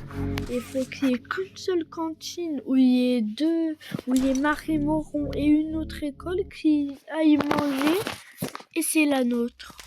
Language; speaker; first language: French; native; French